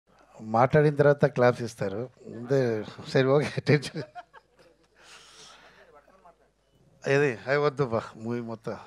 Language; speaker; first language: Telugu; non-native, fluent; Tamil